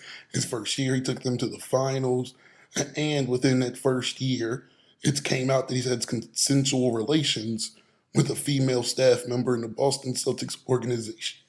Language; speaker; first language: English; native; English